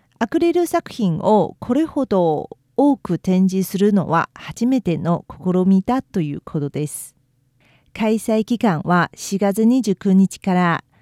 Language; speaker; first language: Japanese; non-native, fluent; Chinese